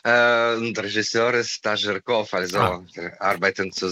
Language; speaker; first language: German; non-native, fluent; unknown